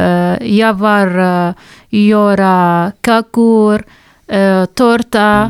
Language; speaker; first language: Swedish; non-native, learner; Arabic